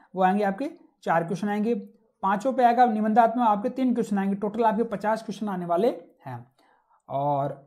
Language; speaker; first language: Hindi; native; Hindi